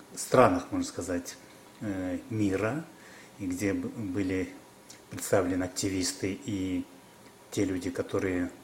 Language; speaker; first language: Russian; non-native, local second language; Kyrgyz